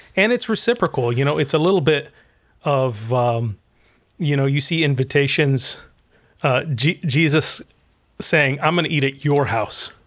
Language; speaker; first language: English; early bilingual, other home language; Arabic